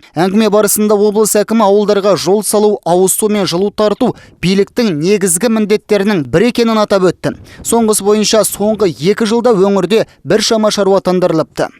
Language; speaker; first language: Kazakh; native; Kazakh